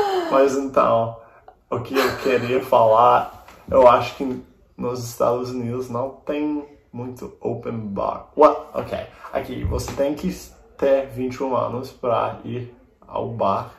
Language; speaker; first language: Portuguese; non-native, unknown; English